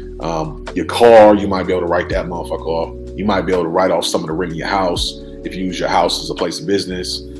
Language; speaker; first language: English; native; English